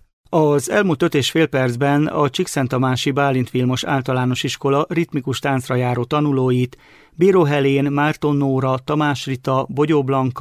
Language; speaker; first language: Hungarian; native; Hungarian